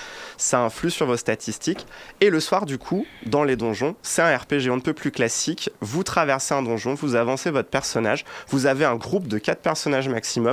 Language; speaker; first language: French; native; French